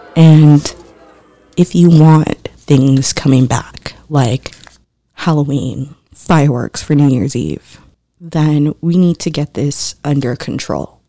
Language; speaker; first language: English; native; English